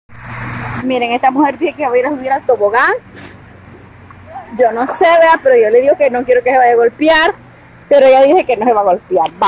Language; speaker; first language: Spanish; native; Spanish